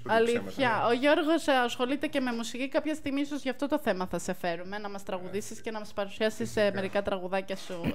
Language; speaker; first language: Greek; native; Greek